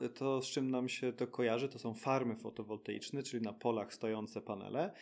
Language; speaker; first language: Polish; early bilingual, heritage; Polish